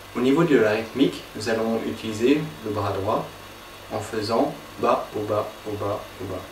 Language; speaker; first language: French; native; French